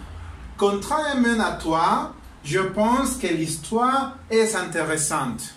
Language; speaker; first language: French; non-native, learner; Spanish